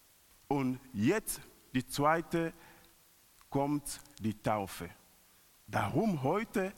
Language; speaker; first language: German; non-native, learner; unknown